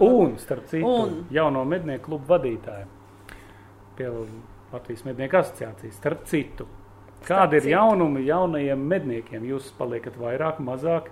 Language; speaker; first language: Latvian; native; Latvian